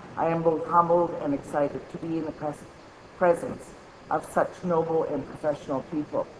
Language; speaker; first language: English; native; English